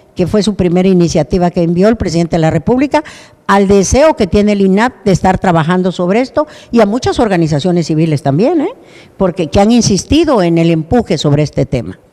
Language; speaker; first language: Spanish; native; Spanish